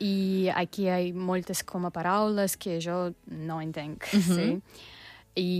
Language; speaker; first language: Catalan; non-native, learner; Russian